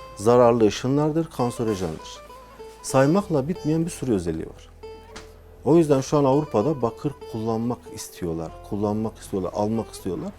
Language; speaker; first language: Turkish; native; Turkish